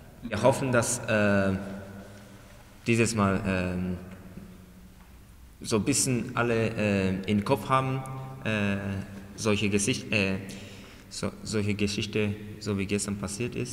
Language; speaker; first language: German; non-native, learner; Japanese